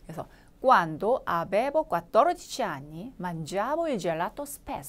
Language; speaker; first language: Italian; non-native, fluent; Korean